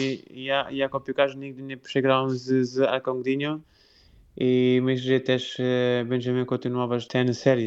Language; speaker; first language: Polish; non-native, fluent; Portuguese